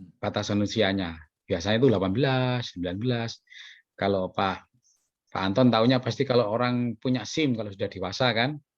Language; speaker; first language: Indonesian; native; Indonesian